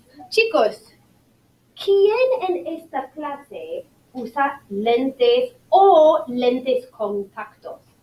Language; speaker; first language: Spanish; non-native, fluent; English